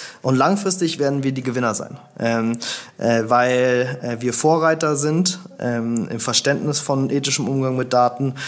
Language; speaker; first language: German; native; German